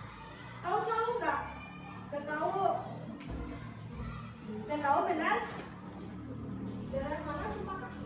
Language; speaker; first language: Indonesian; native; Indonesian